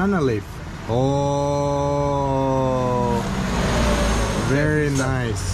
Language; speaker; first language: English; non-native, fluent; Azerbaijani